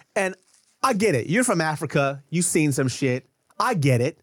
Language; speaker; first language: English; early bilingual, other home language; Korean